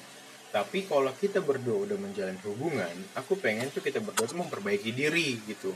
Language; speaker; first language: Indonesian; native; Indonesian